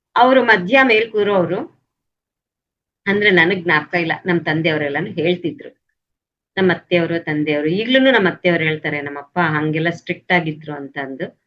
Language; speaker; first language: Kannada; native; Kannada